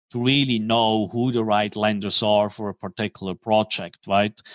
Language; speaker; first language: English; non-native, fluent; German